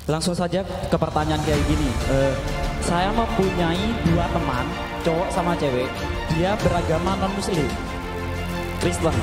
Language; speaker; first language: Indonesian; non-native, local second language; Madurese